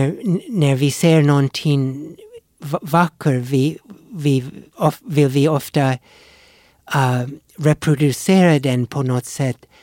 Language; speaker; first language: Swedish; non-native, fluent; English